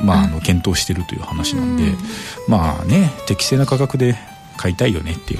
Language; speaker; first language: Japanese; native; Japanese